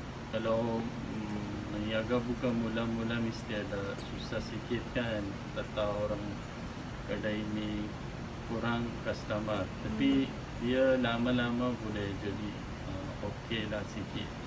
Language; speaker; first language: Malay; non-native, learner; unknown